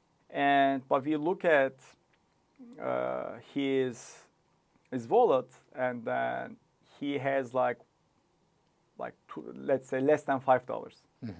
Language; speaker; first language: English; non-native, fluent; Turkish